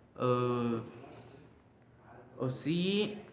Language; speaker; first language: French; non-native, learner; Spanish